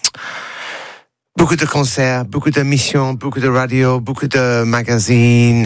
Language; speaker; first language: French; non-native, learner; English